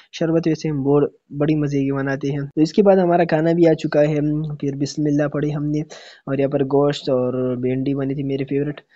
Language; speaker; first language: Hindi; native; Hindi